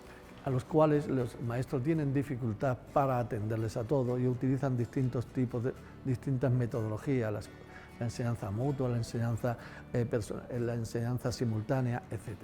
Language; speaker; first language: Spanish; native; Spanish